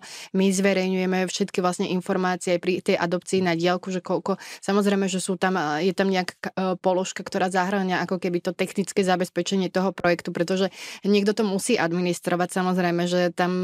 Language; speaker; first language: Slovak; native; Slovak